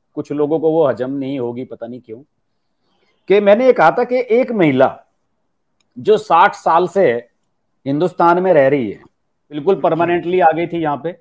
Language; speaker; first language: Hindi; native; Hindi